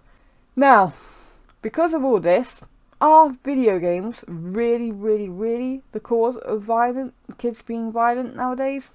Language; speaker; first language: English; native; English